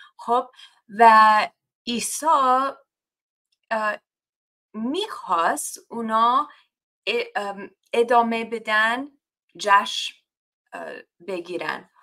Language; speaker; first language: Persian; non-native, fluent; English